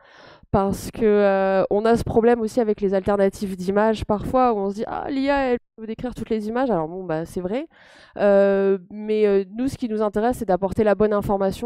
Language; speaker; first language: French; native; French